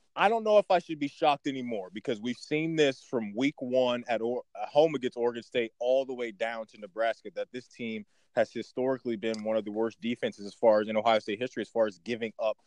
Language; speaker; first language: English; native; English